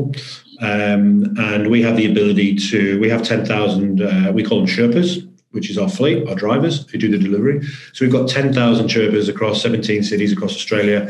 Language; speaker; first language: English; native; English